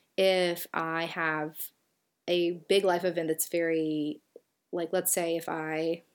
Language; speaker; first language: English; native; English